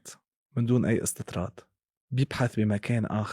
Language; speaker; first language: Arabic; native; Arabic